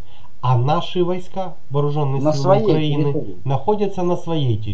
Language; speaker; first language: Russian; native; Russian